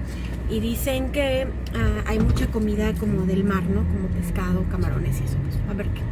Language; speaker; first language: Spanish; native; Spanish